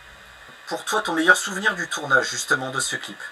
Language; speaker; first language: French; native; French